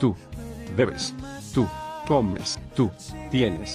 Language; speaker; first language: Spanish; non-native, learner; Filipino